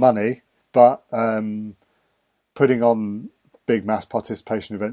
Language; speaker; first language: English; native; English